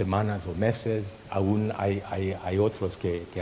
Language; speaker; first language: Spanish; non-native, fluent; Thai